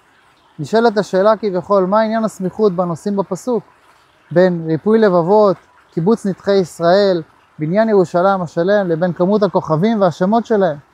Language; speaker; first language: Hebrew; native; Hebrew